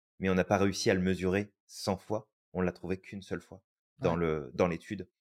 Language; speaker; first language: French; native; French